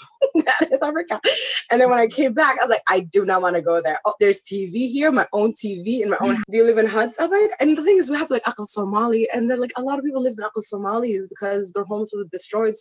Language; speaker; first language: English; non-native, fluent; Somali